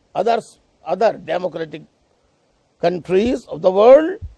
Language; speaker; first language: English; non-native, local second language; Urdu